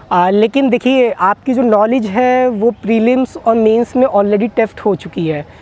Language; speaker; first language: Hindi; native; Hindi